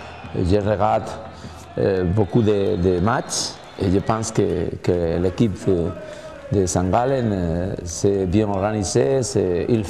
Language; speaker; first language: French; non-native, learner; Spanish